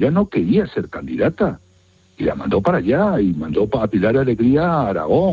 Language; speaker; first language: Spanish; native; Spanish